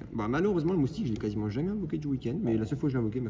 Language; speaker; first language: French; native; French